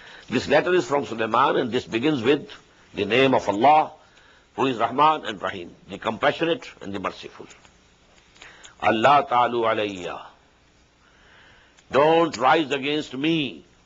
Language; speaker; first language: English; non-native, local second language; Urdu